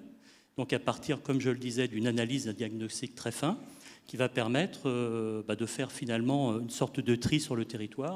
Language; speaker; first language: French; native; French